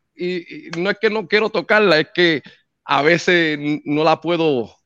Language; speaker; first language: Spanish; native; Spanish